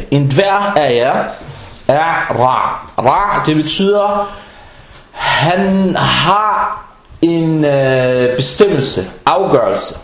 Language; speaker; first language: Danish; non-native, fluent; Arabic